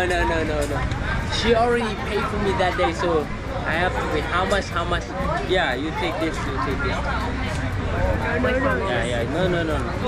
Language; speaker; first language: English; non-native, learner; Thai